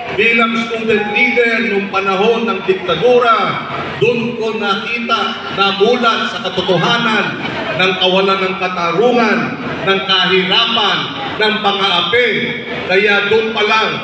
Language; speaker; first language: Filipino; native; Filipino